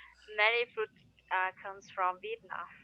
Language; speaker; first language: English; non-native, learner; Vietnamese